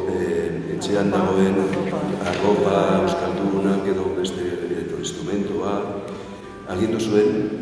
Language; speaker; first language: Basque; non-native, local second language; Spanish